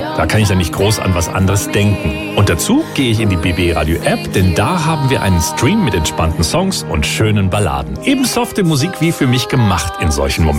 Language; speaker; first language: German; native; German